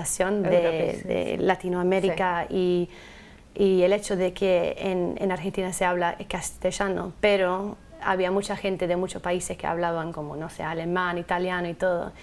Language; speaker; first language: Spanish; non-native, fluent; English